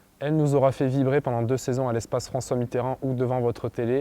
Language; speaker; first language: French; native; French